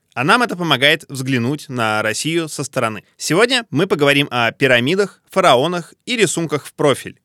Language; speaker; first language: Russian; native; Russian